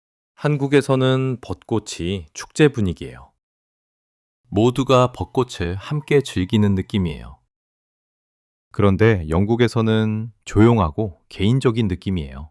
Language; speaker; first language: Korean; non-native, fluent; English